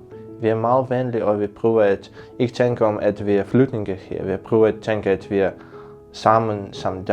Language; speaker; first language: Danish; non-native, learner; Ukrainian